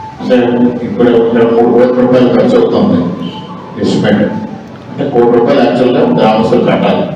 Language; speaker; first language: Telugu; native; Telugu